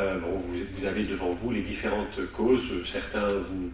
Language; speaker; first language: French; native; French